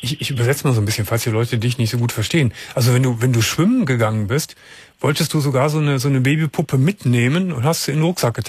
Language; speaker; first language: German; native; German